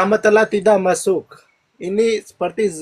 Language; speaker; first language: Indonesian; non-native, learner; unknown